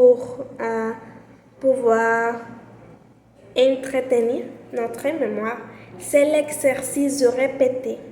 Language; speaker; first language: French; non-native, learner; Spanish